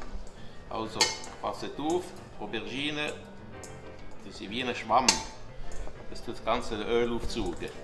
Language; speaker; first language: German; non-native, local second language; French